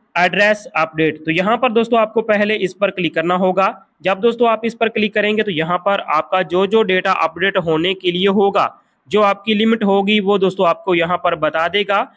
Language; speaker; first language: Hindi; non-native, local second language; Punjabi